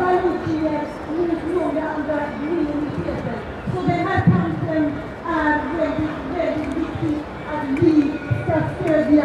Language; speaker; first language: Swedish; non-native, fluent; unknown